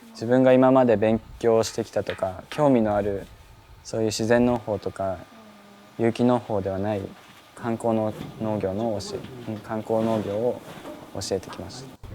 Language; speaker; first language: Japanese; native; Japanese